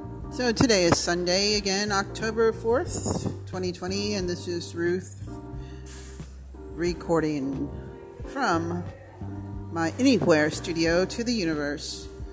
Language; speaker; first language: English; early bilingual, other home language; Spanish